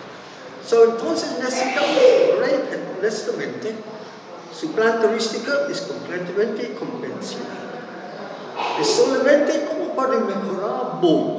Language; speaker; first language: Spanish; non-native, fluent; English